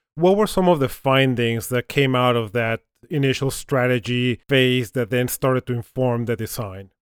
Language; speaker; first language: English; non-native, fluent; Spanish